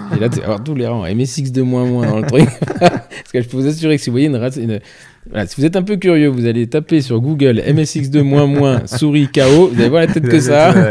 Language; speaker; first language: French; native; French